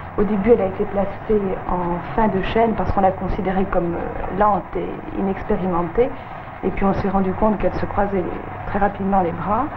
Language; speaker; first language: French; native; French